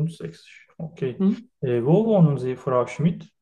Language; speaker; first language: German; non-native, learner; Turkish